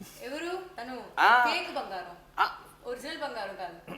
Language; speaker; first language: Telugu; non-native, learner; Tamil